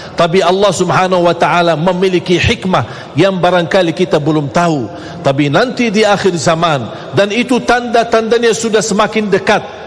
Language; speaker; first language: Malay; non-native, fluent; Arabic